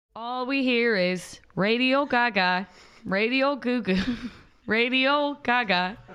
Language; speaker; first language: English; native; English